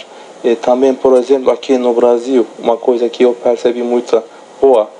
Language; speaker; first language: Portuguese; non-native, fluent; Turkish